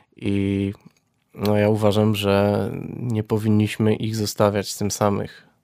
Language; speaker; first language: Polish; native; Polish